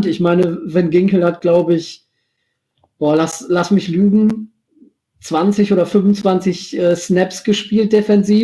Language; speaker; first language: German; native; German